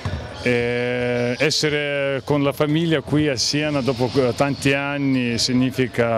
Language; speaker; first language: Italian; non-native, fluent; Lithuanian